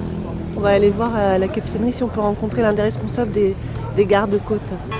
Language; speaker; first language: French; native; French